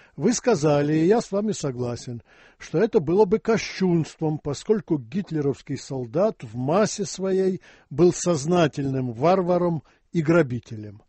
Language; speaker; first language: Russian; non-native, local second language; Ukrainian